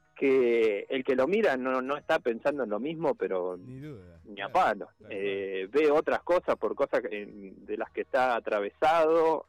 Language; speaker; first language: Spanish; native; Spanish